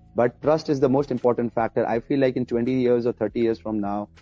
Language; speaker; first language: English; early bilingual, other home language; Arabic